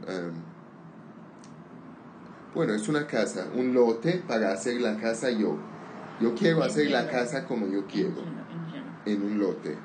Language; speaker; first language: Spanish; non-native, learner; Armenian